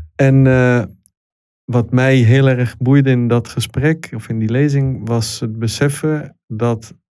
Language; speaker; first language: Dutch; non-native, fluent; Italian